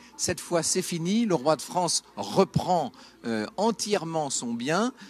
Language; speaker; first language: French; native; French